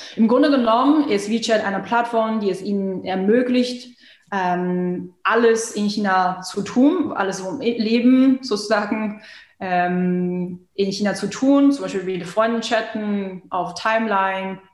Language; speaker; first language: German; non-native, fluent; Chinese